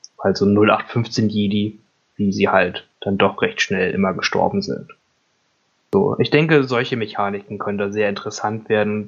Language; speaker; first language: German; native; German